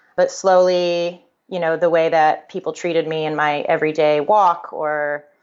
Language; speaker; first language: English; native; English